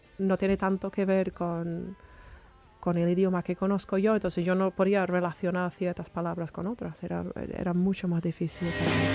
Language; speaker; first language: Spanish; non-native, fluent; English